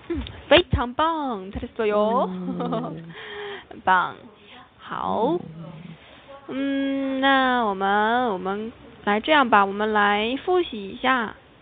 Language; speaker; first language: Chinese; non-native, fluent; Korean